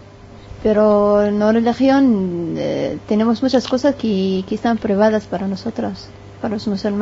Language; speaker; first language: Spanish; non-native, learner; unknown